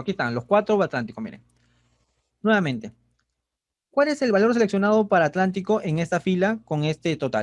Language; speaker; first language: Spanish; native; Spanish